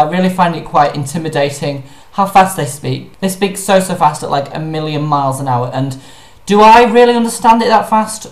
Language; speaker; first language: English; native; English